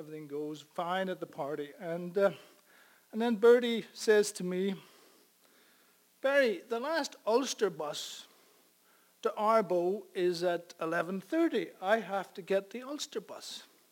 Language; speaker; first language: English; native; English